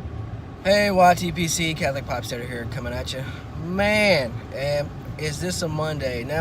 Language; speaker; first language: English; native; English